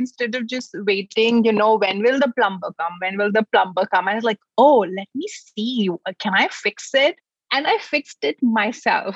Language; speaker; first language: English; non-native, local second language; Hindi